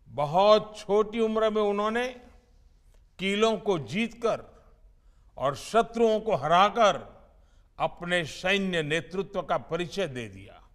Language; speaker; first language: Hindi; non-native, local second language; Gujarati